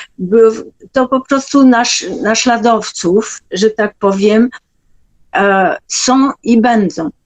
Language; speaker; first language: Polish; non-native, fluent; French